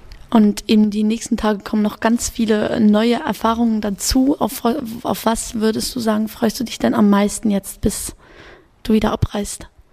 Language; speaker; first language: German; native; German